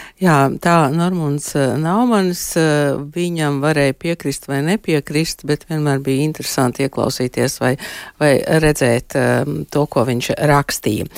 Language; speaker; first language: Latvian; native; Latvian